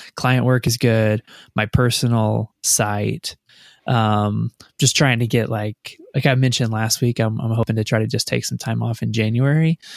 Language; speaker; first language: English; native; English